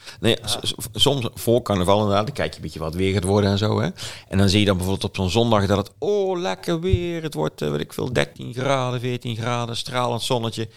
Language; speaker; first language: Dutch; native; Dutch